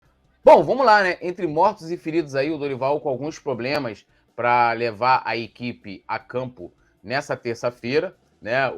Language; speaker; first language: Portuguese; native; Portuguese